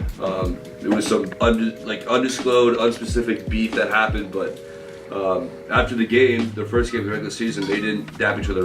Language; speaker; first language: English; native; English